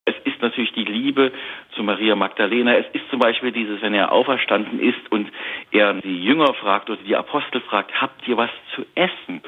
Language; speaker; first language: German; native; German